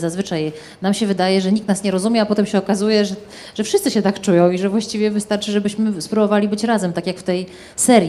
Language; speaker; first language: Polish; native; Polish